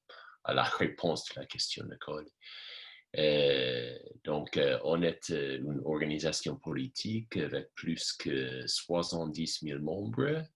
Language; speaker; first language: French; non-native, fluent; English